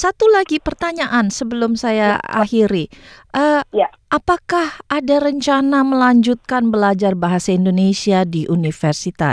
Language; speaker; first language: Indonesian; native; Indonesian